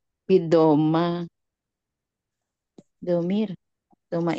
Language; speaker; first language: Arabic; non-native, learner; Indonesian